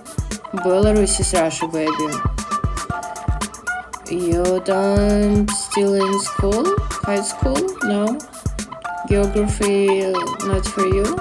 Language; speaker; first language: English; non-native, learner; Russian